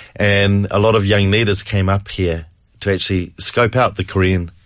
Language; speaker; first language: English; native; English